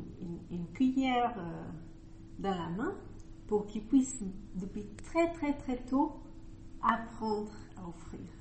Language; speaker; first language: French; non-native, fluent; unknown